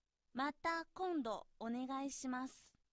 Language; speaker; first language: Japanese; non-native, fluent; Chinese